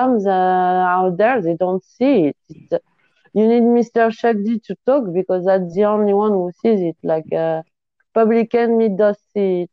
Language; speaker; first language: English; non-native, fluent; French